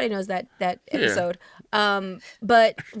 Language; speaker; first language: English; native; English